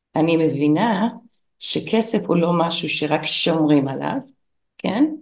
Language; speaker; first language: Hebrew; non-native, fluent; English